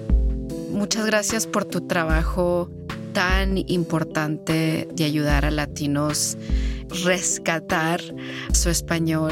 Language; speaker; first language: Spanish; early bilingual, heritage; Spanish